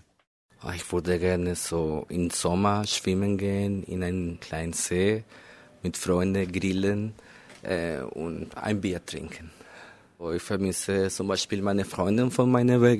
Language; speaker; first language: German; non-native, fluent; Spanish